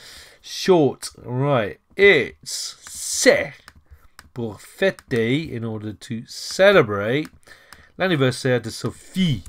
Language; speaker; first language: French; non-native, fluent; English